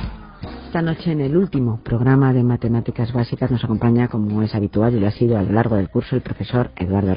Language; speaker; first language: Spanish; native; Spanish